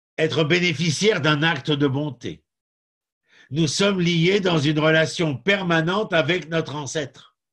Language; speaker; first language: French; native; French